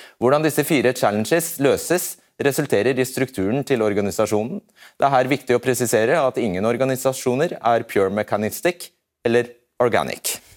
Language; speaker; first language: Norwegian; native; Norwegian